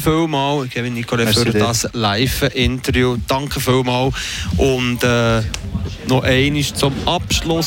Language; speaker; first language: German; native; German